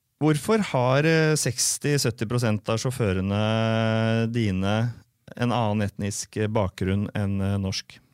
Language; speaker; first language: Norwegian; native; Norwegian